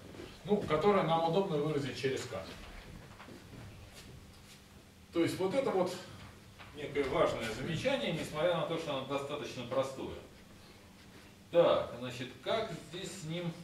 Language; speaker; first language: Russian; native; Russian